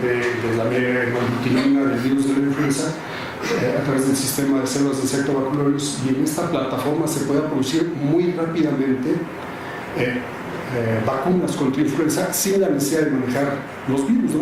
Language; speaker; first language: Spanish; native; Spanish